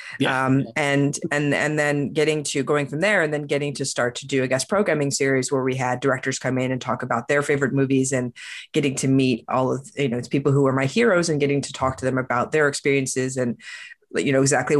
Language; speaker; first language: English; native; English